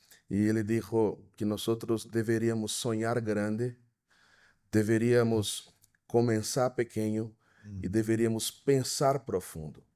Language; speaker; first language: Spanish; non-native, fluent; Portuguese